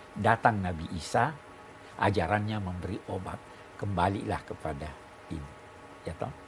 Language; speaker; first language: Indonesian; non-native, local second language; Buginese